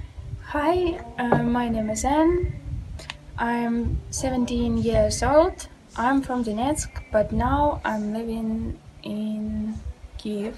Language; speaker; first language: English; non-native, learner; Russian